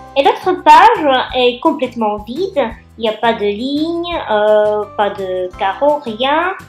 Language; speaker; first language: French; non-native, fluent; Czech